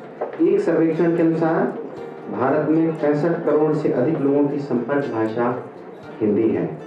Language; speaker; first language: Hindi; native; Hindi